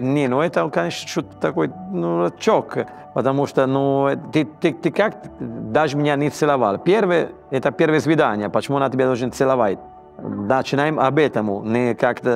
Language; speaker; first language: Russian; non-native, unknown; Italian